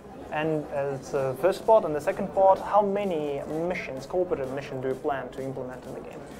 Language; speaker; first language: English; non-native, fluent; Russian